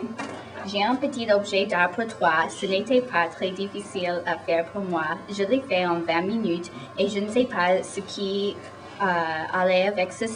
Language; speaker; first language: French; non-native, learner; English